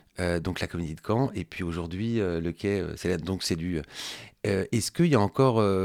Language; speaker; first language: French; native; French